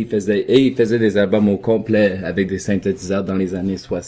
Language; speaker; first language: French; native; French